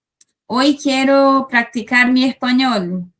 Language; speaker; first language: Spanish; non-native, fluent; Portuguese